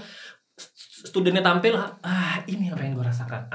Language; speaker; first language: Indonesian; native; Indonesian